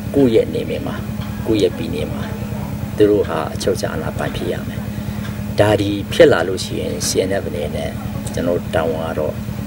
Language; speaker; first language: Burmese; non-native, local second language; Hakha Chin